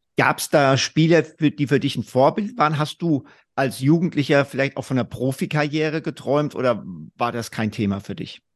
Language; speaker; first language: German; native; German